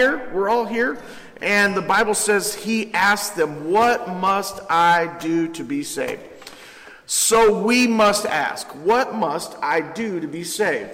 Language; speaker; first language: English; native; English